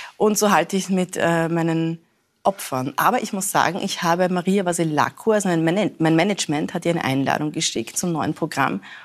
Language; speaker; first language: German; early bilingual, other home language; Persian